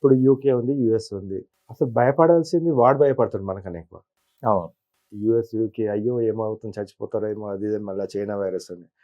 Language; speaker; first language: Telugu; native; Telugu